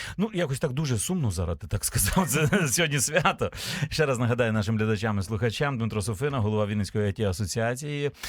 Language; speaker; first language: Ukrainian; native; Ukrainian